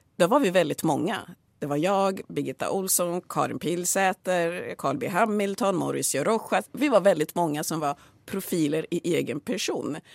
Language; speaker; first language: Swedish; early bilingual, other home language; Swahili